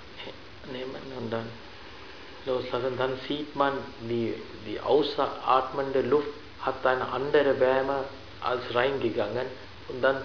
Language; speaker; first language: German; non-native, fluent; Sinhala